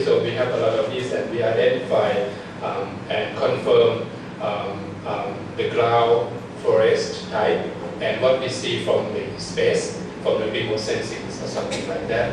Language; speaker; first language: English; non-native, fluent; Thai